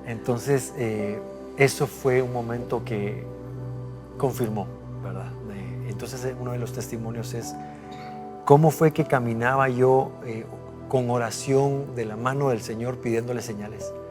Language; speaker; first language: Spanish; native; Spanish